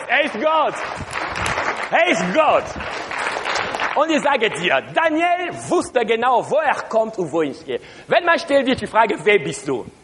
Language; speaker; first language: German; non-native, learner; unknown